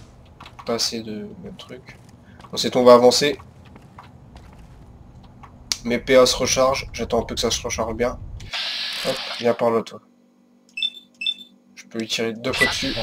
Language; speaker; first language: French; native; French